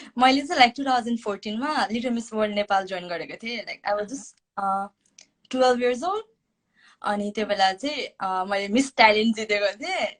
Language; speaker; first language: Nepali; early bilingual, heritage; Nepali